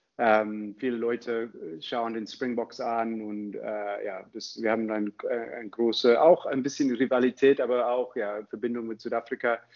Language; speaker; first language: German; non-native, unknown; English